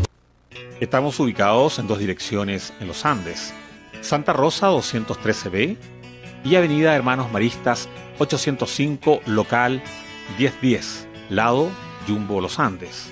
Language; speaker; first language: Spanish; native; Spanish